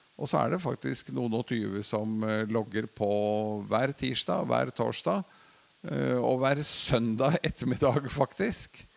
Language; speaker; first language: Norwegian; early bilingual, other home language; Latvian